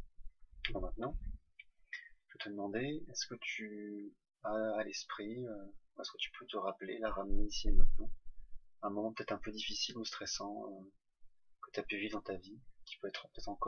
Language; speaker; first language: French; native; French